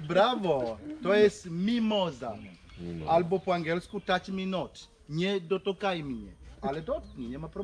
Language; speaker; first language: Polish; non-native, learner; Swahili